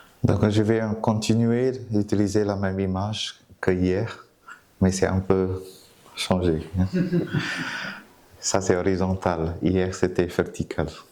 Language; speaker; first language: French; non-native, fluent; Vietnamese